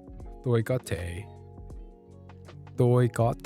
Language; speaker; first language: Vietnamese; non-native, learner; English